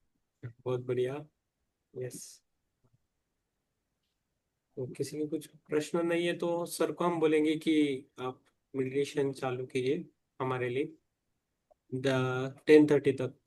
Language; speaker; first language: Hindi; native; Hindi